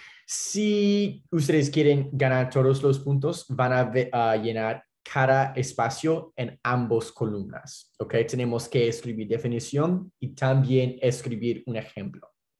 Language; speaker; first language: Spanish; non-native, fluent; English